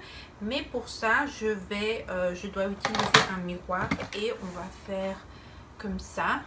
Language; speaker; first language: French; non-native, fluent; Spanish